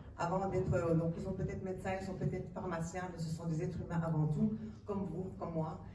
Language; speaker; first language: French; early bilingual, other home language; Arabic